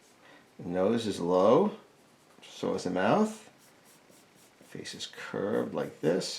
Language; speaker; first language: English; native; English